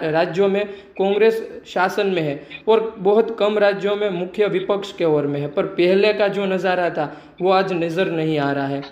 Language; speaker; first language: Hindi; non-native, local second language; Gujarati